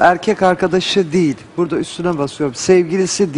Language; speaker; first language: Turkish; native; Turkish